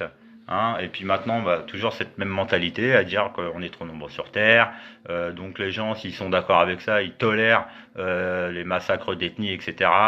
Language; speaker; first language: French; native; French